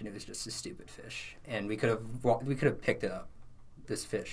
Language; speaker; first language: English; native; English